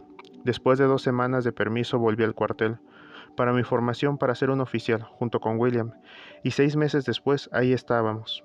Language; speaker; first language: Spanish; native; Spanish